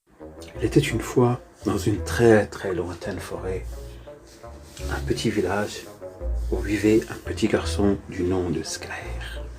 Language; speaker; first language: French; native; French